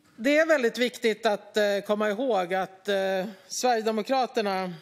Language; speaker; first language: Swedish; native; Swedish